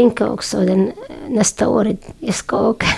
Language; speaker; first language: Swedish; non-native, learner; Syriac